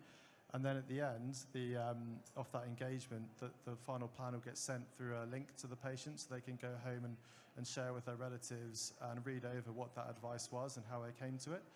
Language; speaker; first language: English; native; English